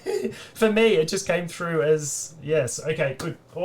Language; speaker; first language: English; native; English